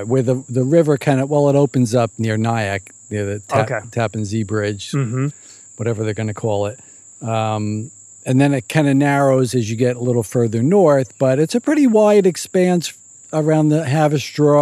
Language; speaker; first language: English; native; English